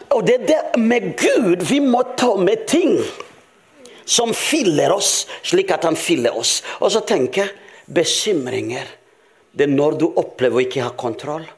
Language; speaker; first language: Norwegian; non-native, fluent; Rundi